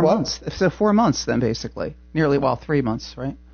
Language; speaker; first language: English; native; English